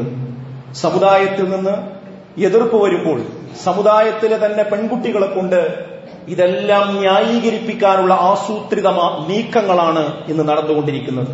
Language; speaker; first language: Malayalam; native; Malayalam